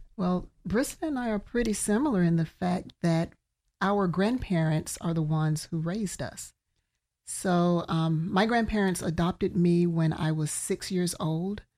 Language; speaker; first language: English; native; English